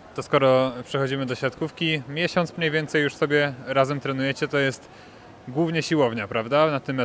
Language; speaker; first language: Polish; native; Polish